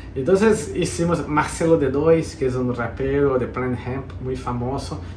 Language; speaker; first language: Spanish; early bilingual, heritage; Spanish